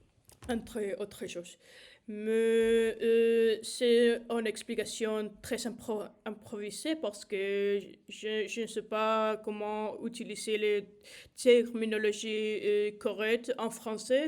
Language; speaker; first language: French; non-native, learner; Spanish